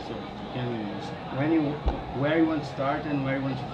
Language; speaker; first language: English; non-native, learner; Portuguese